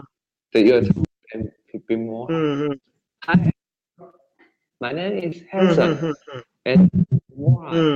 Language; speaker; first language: English; non-native, learner; Chinese